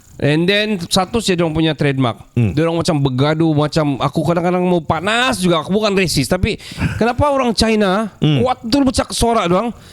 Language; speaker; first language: Malay; native; Malay